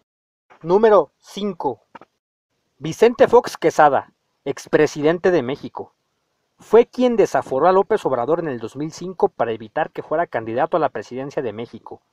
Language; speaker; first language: Spanish; native; Spanish